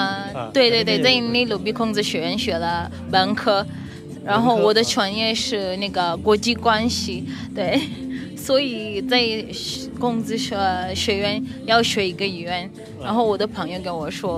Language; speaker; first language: Chinese; non-native, fluent; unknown